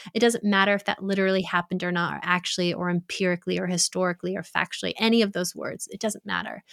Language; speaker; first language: English; native; English